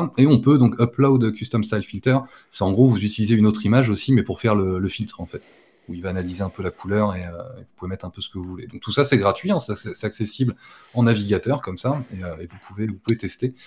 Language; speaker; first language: French; native; French